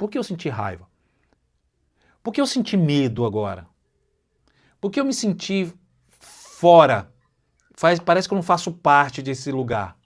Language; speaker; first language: Portuguese; native; Portuguese